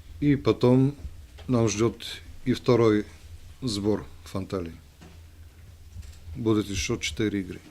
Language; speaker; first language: Russian; non-native, learner; Bulgarian